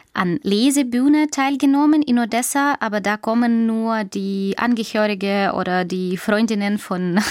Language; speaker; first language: German; non-native, fluent; Russian